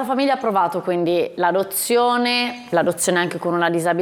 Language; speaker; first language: Italian; native; Italian